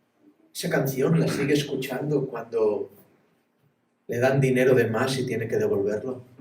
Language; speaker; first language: Spanish; native; Spanish